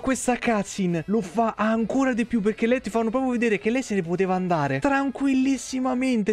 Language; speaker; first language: Italian; native; Italian